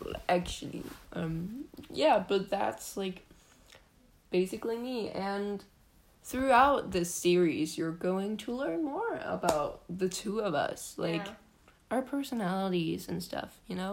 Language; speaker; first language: English; non-native, fluent; Danish